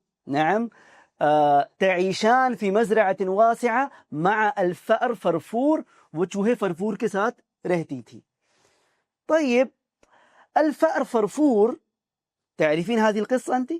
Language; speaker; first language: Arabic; non-native, fluent; Urdu